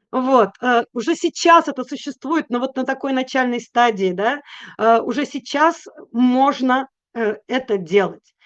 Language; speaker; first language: Russian; native; Russian